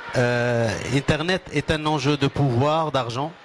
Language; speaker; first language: French; non-native, local second language; Arabic